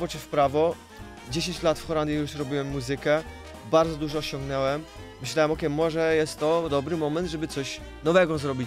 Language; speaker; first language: Polish; early bilingual, other home language; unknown